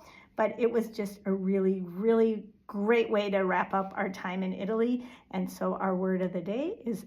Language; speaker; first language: English; native; English